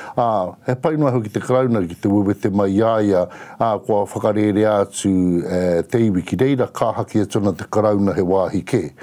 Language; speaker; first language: Māori; native; Māori